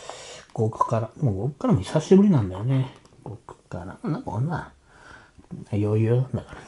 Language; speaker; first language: Japanese; native; Japanese